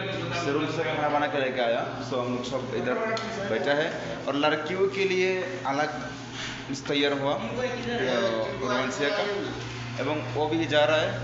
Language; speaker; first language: Hindi; non-native, learner; Bangla